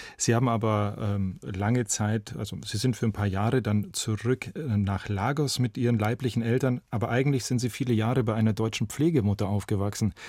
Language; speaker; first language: German; native; German